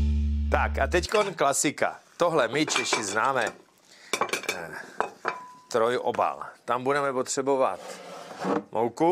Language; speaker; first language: Czech; native; Czech